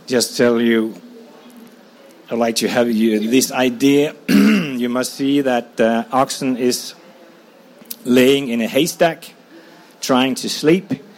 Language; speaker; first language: English; non-native, fluent; Danish